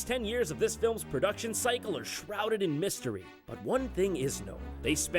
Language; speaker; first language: English; native; English